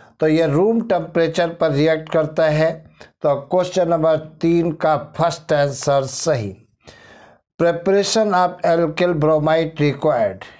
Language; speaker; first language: Hindi; native; Hindi